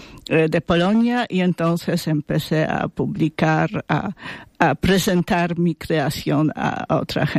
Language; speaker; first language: Spanish; non-native, fluent; Polish